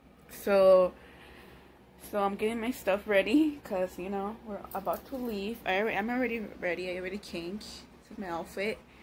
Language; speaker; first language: English; early bilingual, other home language; Spanish